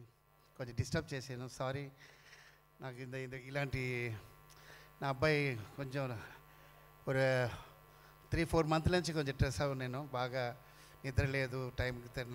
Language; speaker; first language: Telugu; non-native, learner; Kannada